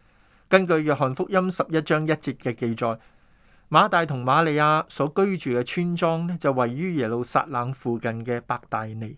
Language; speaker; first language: Chinese; non-native, local second language; Cantonese